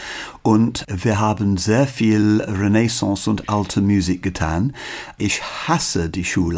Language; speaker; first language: German; non-native, fluent; English